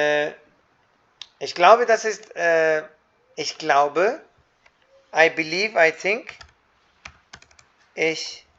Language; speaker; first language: German; non-native, fluent; Hindi